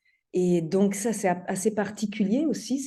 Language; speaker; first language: French; native; French